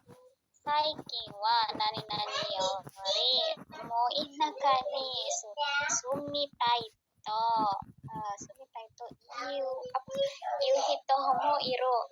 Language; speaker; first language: Japanese; non-native, learner; Indonesian